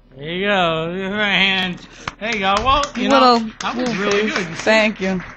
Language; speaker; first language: English; early bilingual, other home language; Italian